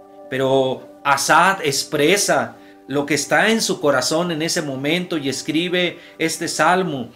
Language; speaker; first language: Spanish; native; Spanish